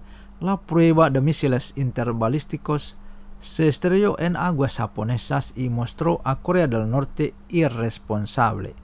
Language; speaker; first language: Spanish; non-native, fluent; Indonesian